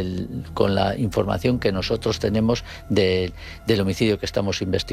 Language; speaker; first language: Spanish; native; Spanish